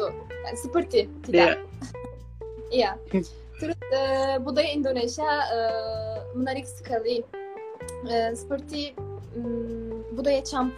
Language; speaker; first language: Indonesian; non-native, fluent; Turkish